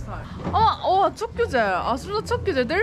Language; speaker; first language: Turkish; non-native, learner; Spanish